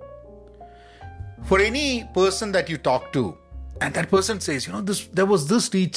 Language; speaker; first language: English; non-native, local second language; Malayalam